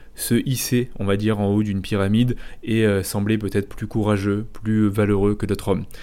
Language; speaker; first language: French; native; French